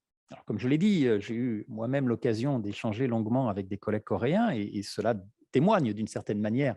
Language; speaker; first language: French; native; French